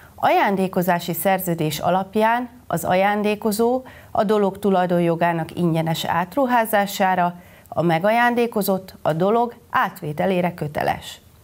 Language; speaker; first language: Hungarian; native; Hungarian